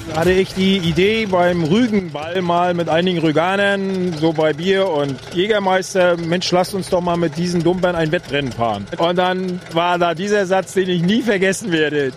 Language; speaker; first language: German; native; German